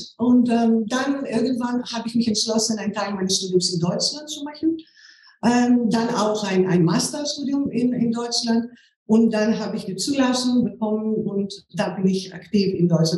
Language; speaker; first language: German; non-native, fluent; Greek